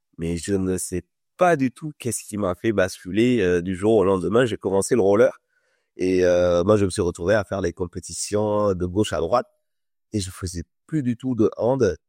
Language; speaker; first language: French; non-native, local second language; Wolof